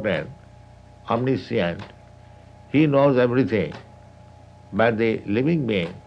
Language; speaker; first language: English; non-native, local second language; Bangla